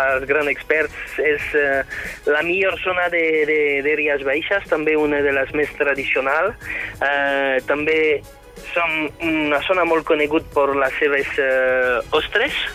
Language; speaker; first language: Catalan; non-native, fluent; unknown